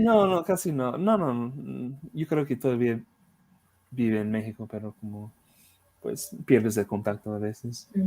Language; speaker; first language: Spanish; non-native, fluent; English